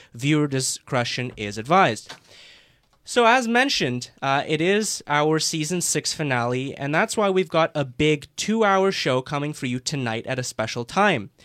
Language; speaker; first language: English; native; English